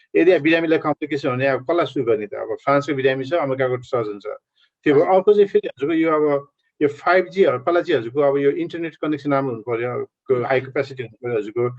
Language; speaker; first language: Nepali; native; Nepali